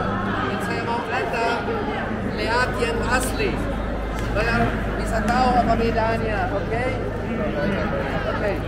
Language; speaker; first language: Indonesian; non-native, learner; Arabic